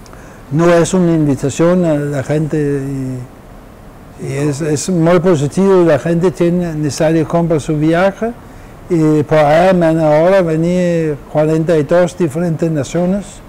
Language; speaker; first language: Spanish; non-native, fluent; Danish